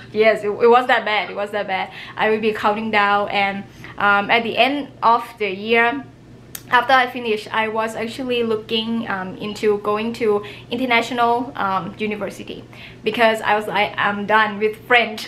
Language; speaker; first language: English; non-native, fluent; Thai